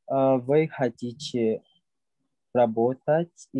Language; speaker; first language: Russian; non-native, learner; Indonesian